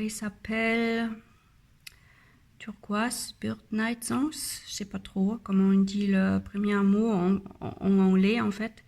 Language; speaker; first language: French; non-native, learner; German